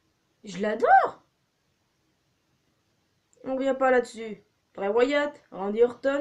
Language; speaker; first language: French; native; French